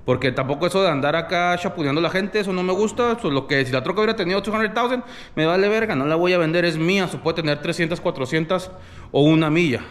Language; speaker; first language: Spanish; early bilingual, other home language; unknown